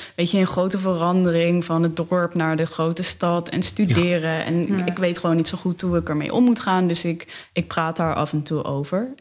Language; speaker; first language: Dutch; native; Dutch